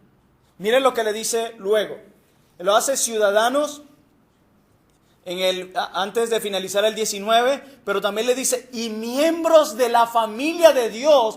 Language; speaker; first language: Spanish; native; Spanish